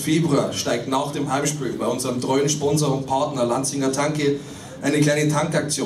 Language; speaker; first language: German; native; German